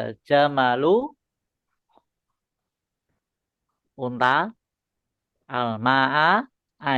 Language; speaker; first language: Arabic; non-native, learner; Indonesian